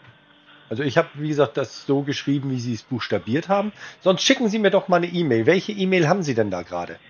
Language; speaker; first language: German; native; German